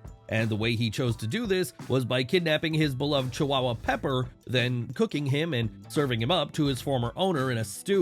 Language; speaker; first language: English; native; English